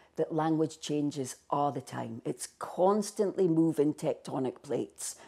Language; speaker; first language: English; native; English